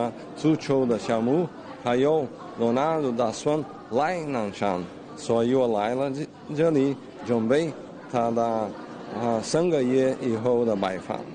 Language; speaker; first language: Chinese; non-native, learner; Portuguese